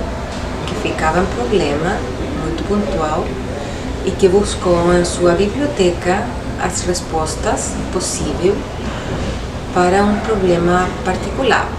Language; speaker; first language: Portuguese; non-native, local second language; Spanish